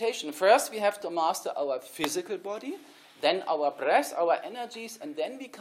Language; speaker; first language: English; non-native, fluent; German